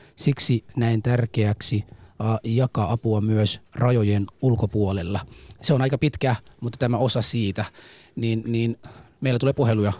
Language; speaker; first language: Finnish; early bilingual, other home language; Somali